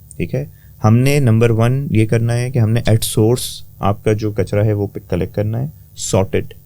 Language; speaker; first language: Urdu; native; Urdu